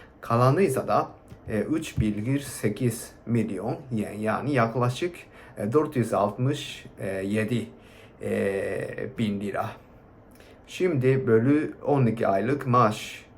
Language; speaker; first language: Turkish; non-native, fluent; Japanese